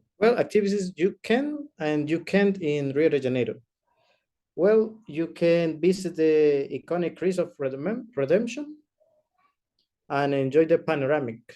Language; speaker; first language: English; non-native, learner; Spanish